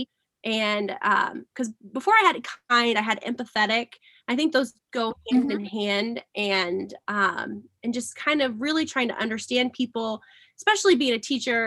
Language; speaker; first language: English; native; English